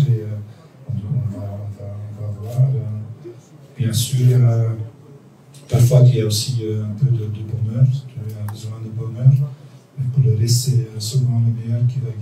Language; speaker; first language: French; non-native, local second language; Dutch